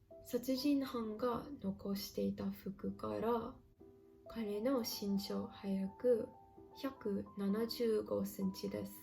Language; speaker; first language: Japanese; non-native, learner; English